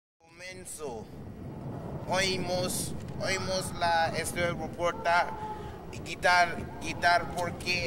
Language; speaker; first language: Spanish; non-native, learner; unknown